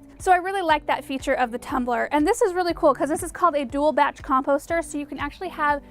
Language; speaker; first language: English; native; English